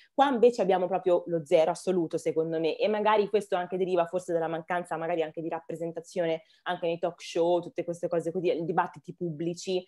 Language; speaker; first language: Italian; early bilingual, other home language; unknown